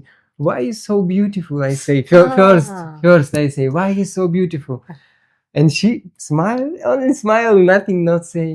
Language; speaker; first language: English; non-native, learner; Russian